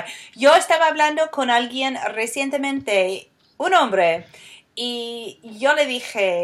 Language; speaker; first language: Spanish; non-native, fluent; English